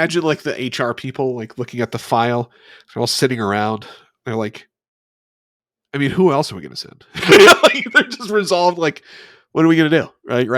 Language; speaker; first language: English; native; English